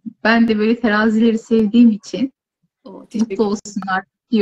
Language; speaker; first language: Turkish; native; Turkish